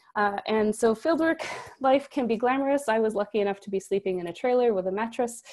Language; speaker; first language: English; native; English